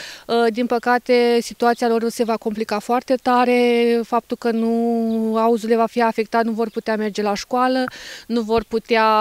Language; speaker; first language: Romanian; native; Romanian